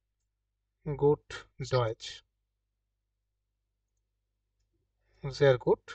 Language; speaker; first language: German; non-native, fluent; Bangla